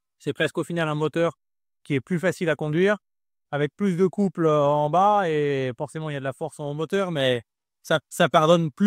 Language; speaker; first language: French; native; French